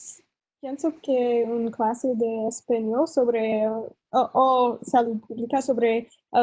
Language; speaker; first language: Spanish; non-native, learner; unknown